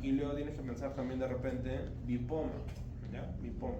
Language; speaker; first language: Spanish; native; Spanish